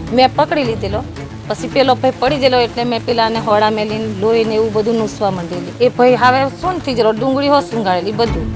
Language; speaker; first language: Gujarati; non-native, local second language; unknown